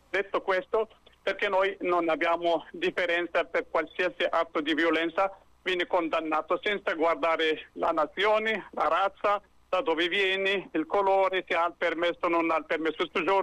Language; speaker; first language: Italian; non-native, fluent; Arabic